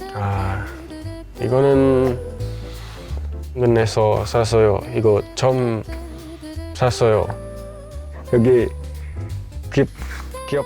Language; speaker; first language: Korean; non-native, learner; Indonesian